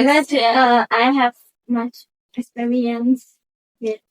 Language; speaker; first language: English; non-native, learner; Indonesian